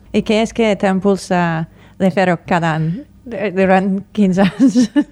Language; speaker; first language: Catalan; non-native, fluent; English